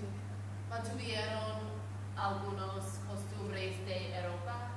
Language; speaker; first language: Spanish; non-native, learner; English